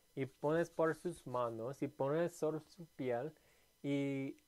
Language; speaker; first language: Spanish; non-native, learner; English